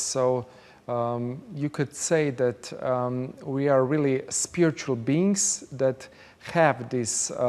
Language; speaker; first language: English; non-native, fluent; Slovenian